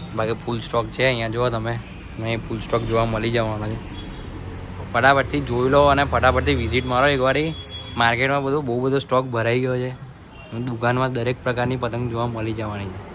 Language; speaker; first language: Gujarati; native; Gujarati